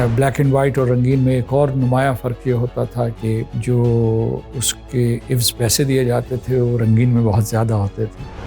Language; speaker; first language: Urdu; non-native, local second language; Pahari-Potwari